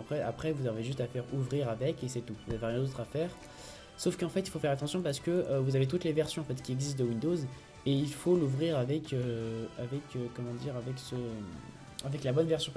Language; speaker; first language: French; native; French